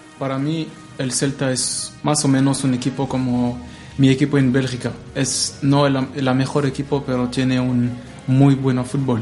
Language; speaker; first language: Spanish; non-native, learner; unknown